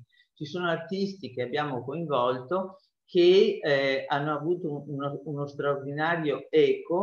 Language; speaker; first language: Italian; native; Italian